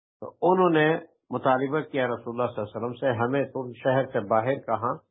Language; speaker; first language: Urdu; non-native, local second language; Pashto